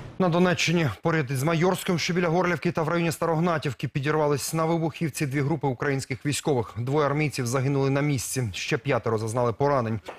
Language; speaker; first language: Ukrainian; native; Ukrainian